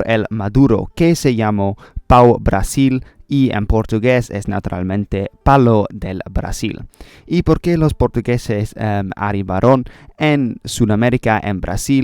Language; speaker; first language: Spanish; non-native, learner; English